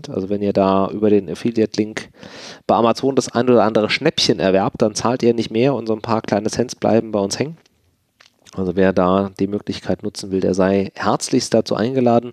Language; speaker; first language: German; native; German